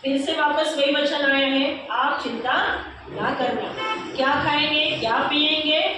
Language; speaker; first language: Hindi; non-native, local second language; Marathi